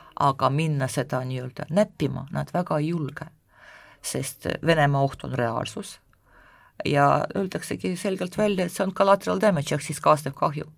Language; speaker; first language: Estonian; non-native, local second language; Russian